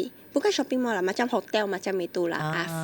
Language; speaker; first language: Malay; non-native, local second language; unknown